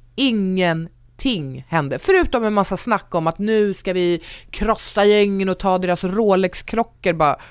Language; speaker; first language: Swedish; native; Swedish